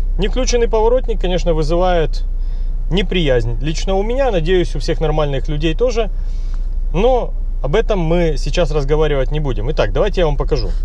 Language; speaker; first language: Russian; native; Russian